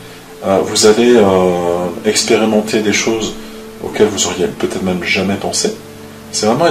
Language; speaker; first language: French; native; French